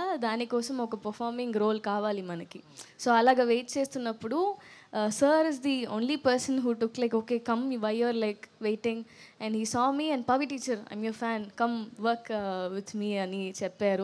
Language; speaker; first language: Telugu; non-native, fluent; Tamil